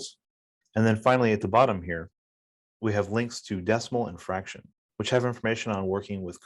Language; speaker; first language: English; native; English